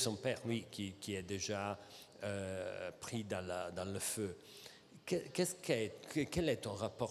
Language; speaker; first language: French; non-native, fluent; Italian